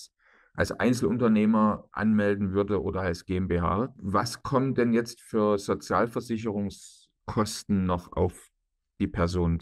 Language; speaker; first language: German; native; German